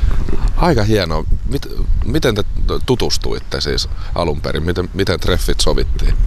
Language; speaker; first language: Finnish; native; Finnish